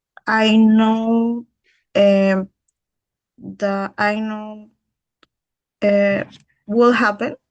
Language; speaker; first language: English; non-native, learner; Spanish